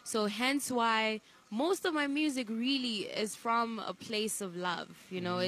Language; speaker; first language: English; non-native, local second language; Shona